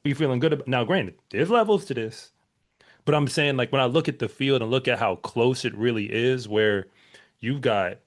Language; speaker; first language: English; native; English